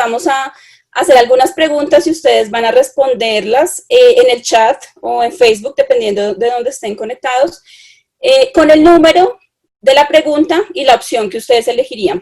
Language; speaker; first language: Spanish; native; Spanish